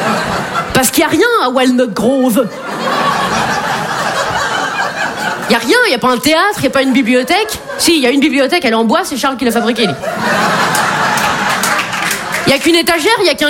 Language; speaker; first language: French; native; French